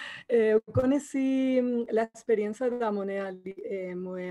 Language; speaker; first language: Portuguese; non-native, learner; Spanish